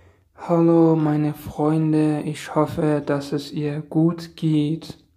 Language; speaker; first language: German; non-native, learner; Persian